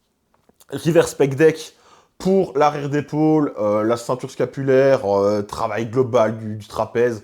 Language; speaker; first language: French; native; French